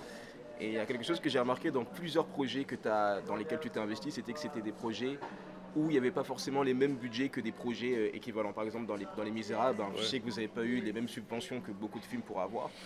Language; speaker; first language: French; native; French